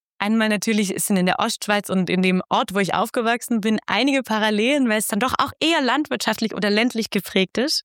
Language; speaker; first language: German; native; German